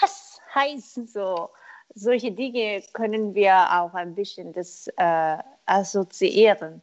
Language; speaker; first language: German; non-native, learner; Korean